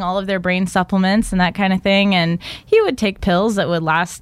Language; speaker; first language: English; native; English